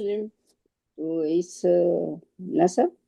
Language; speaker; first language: English; non-native, local second language; Urdu